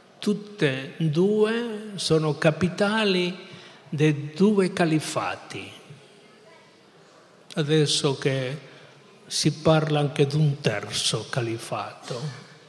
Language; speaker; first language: Italian; non-native, fluent; Spanish